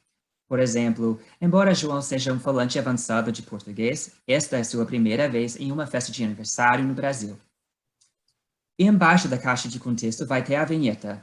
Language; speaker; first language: Portuguese; non-native, fluent; English